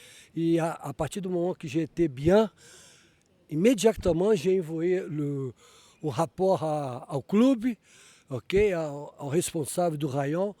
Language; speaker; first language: French; non-native, learner; Portuguese